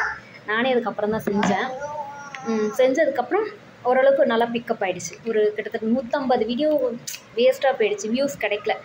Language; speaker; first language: Tamil; native; Tamil